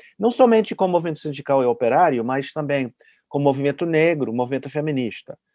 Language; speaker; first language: Portuguese; non-native, fluent; English